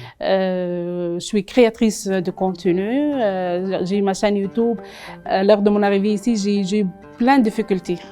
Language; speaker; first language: French; non-native, local second language; Arabic